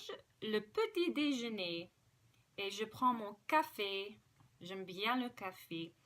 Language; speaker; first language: French; non-native, fluent; English